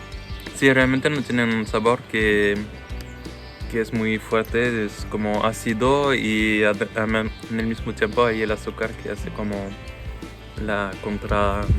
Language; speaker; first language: Spanish; non-native, fluent; French